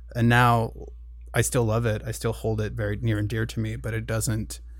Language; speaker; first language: English; native; English